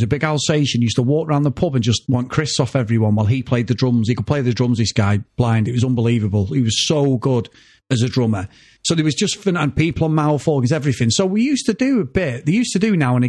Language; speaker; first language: English; native; English